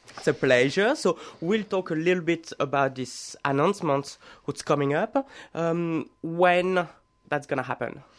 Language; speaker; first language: English; non-native, fluent; French